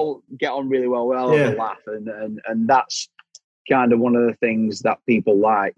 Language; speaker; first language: English; native; English